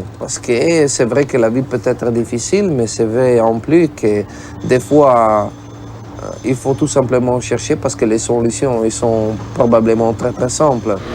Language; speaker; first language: French; non-native, fluent; Italian